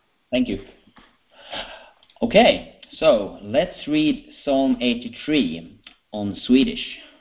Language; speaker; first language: English; non-native, fluent; Swedish